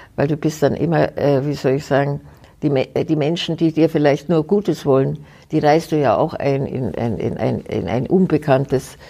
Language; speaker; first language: German; native; German